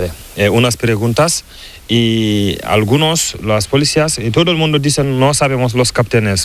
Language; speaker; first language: Spanish; non-native, learner; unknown